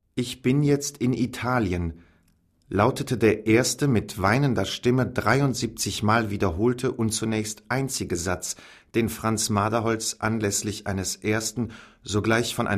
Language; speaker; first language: German; native; German